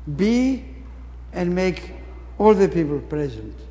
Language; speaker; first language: English; non-native, fluent; Greek